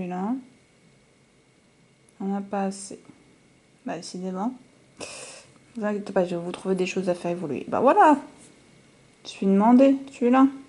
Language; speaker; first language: French; native; French